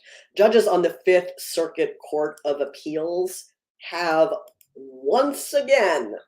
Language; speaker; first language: English; native; English